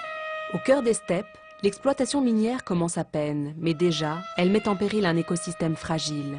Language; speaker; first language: French; native; French